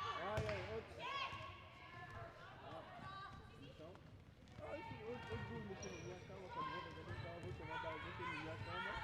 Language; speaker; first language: Portuguese; non-native, learner; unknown